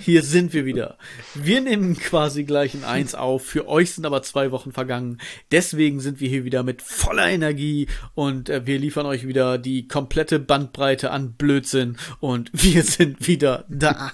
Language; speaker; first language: German; native; German